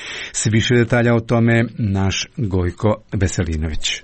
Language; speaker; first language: Croatian; native; Croatian